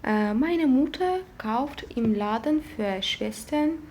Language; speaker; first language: German; non-native, fluent; Azerbaijani